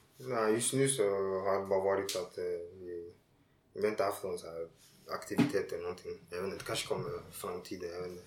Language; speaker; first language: Swedish; early bilingual, other home language; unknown